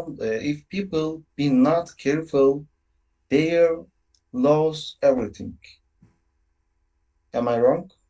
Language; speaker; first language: English; non-native, learner; Turkish